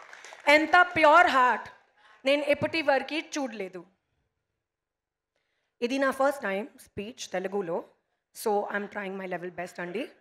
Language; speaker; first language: Telugu; non-native, learner; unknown